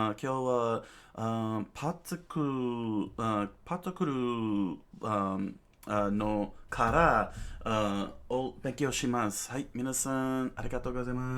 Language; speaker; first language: Japanese; non-native, learner; English